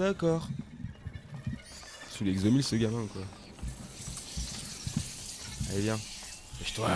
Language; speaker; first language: French; native; French